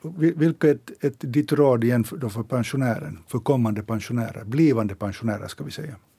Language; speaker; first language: Swedish; native; Swedish